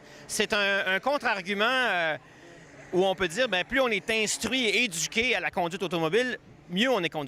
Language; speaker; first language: French; native; French